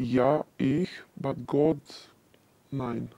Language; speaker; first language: German; non-native, learner; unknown